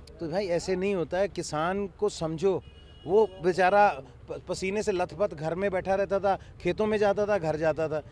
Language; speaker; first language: Hindi; non-native, local second language; Punjabi